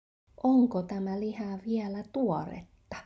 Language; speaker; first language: Finnish; non-native, learner; Vietnamese